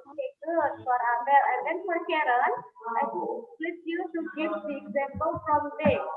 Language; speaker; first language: English; non-native, fluent; Indonesian